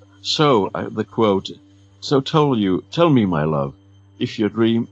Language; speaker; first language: English; non-native, fluent; Danish